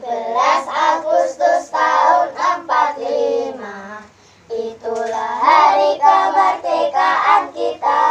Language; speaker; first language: Indonesian; native; Indonesian